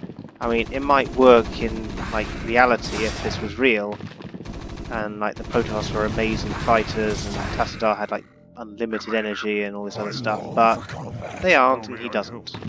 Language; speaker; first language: English; native; English